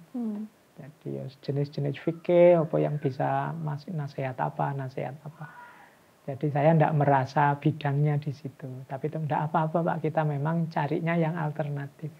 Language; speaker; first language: Indonesian; non-native, local second language; Javanese